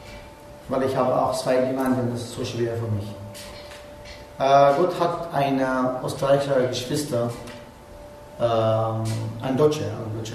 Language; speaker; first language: German; non-native, learner; Arabic